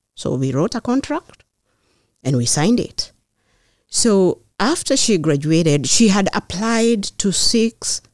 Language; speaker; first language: English; non-native, local second language; Kikuyu